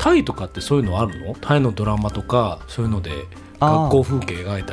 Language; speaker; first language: Japanese; native; Japanese